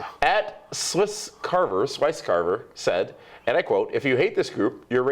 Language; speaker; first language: English; native; English